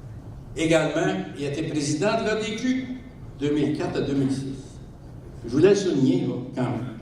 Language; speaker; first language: French; native; French